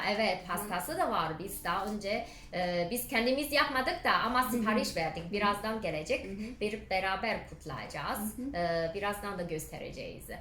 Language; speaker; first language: Turkish; non-native, fluent; Chinese